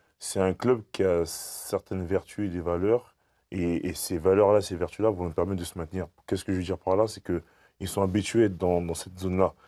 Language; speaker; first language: French; native; French